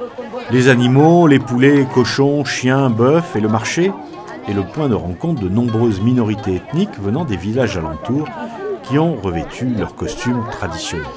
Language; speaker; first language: French; native; French